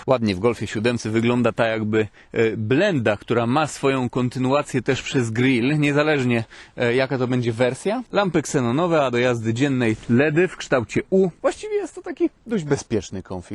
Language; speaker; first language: Polish; native; Polish